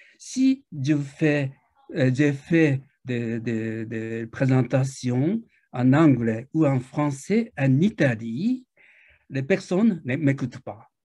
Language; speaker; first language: French; non-native, fluent; Japanese